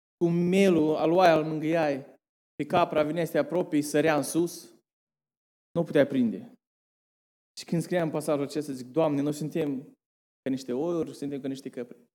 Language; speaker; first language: Romanian; early bilingual, heritage; Romanian